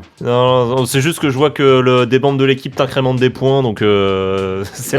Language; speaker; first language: French; native; French